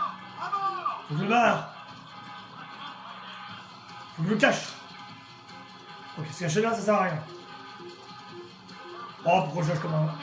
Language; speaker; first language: French; native; French